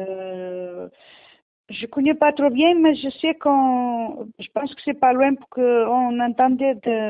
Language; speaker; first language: French; non-native, learner; Portuguese